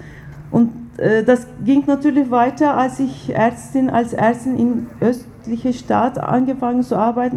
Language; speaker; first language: German; non-native, fluent; Turkish